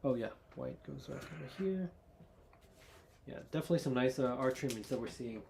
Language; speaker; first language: English; native; English